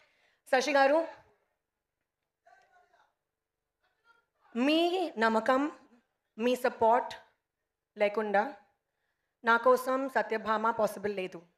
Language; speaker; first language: Telugu; non-native, learner; Hindi